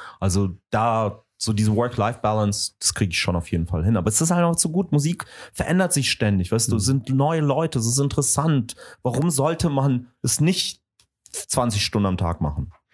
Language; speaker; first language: German; early bilingual, other home language; Russian